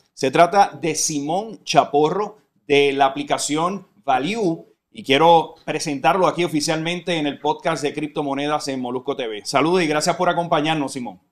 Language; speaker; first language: Spanish; native; Spanish